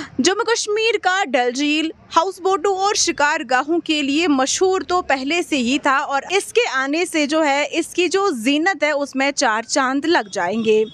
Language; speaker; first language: Hindi; non-native, local second language; Kashmiri